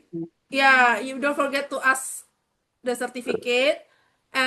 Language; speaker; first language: English; non-native, fluent; Indonesian